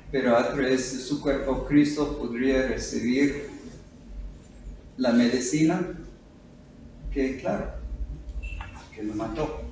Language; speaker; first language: Spanish; non-native, fluent; English